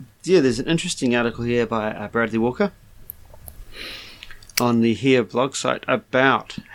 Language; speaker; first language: English; native; English